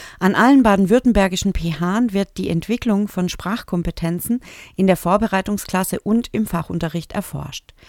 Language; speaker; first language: German; native; German